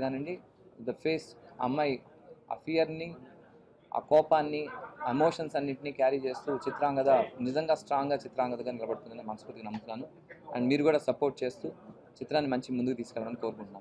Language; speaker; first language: Telugu; native; Telugu